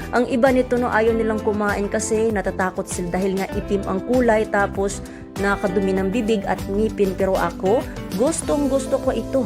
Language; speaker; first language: Filipino; non-native, local second language; Cebuano